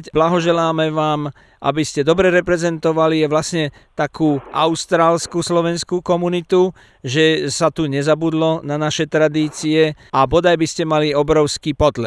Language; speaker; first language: Slovak; native; Slovak